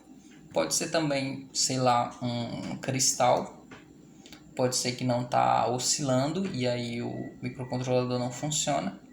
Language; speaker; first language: Portuguese; native; Portuguese